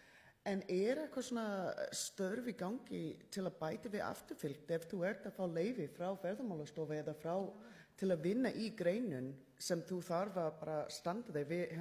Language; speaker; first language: Icelandic; non-native, learner; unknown